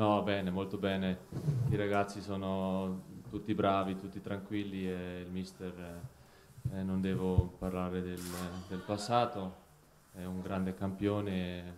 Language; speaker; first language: Italian; non-native, fluent; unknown